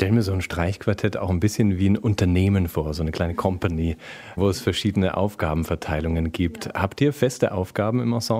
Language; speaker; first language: German; native; German